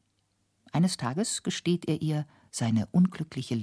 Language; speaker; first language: German; native; German